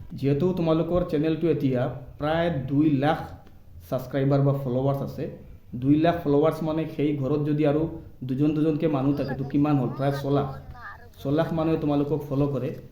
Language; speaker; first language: Assamese; non-native, local second language; Bangla